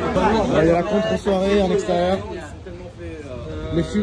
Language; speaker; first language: French; native; French